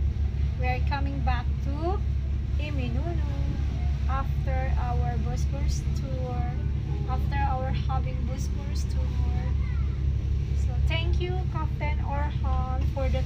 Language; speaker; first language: English; non-native, local second language; Filipino